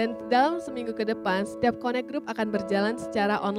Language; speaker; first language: Indonesian; native; Indonesian